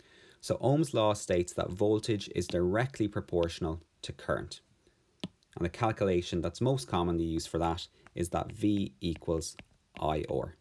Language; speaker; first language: English; native; English